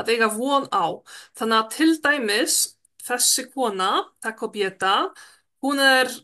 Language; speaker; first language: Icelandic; non-native, fluent; Polish